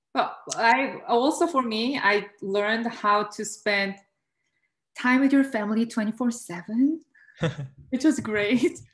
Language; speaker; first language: English; non-native, fluent; Korean